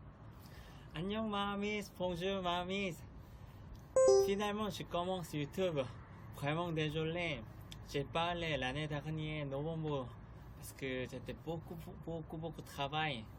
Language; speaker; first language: French; non-native, learner; Korean